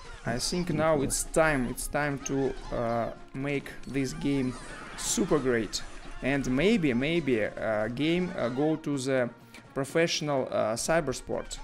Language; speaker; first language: English; non-native, learner; Russian